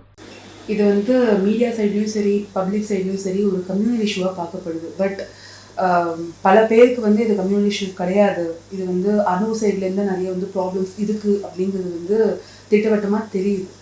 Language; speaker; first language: Tamil; native; Tamil